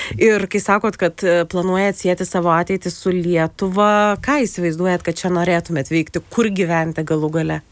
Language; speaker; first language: Lithuanian; native; Lithuanian